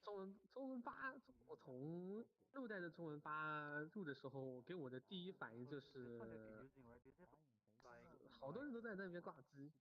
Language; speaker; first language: Chinese; non-native, fluent; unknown